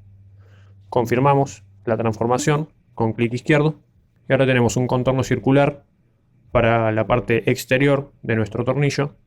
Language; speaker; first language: Spanish; native; Spanish